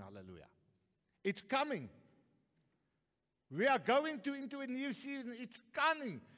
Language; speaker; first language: English; non-native, local second language; Afrikaans